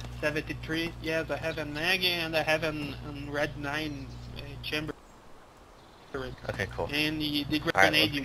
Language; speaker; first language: English; non-native, learner; Portuguese